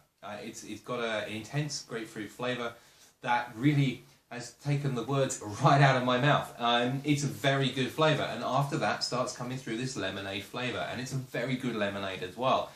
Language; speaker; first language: English; native; English